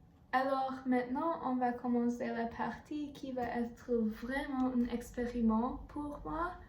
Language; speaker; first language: French; non-native, learner; English